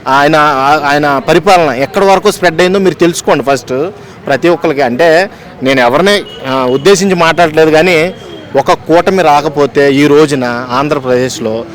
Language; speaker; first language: Telugu; native; Telugu